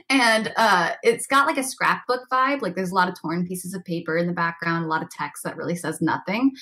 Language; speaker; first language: English; native; English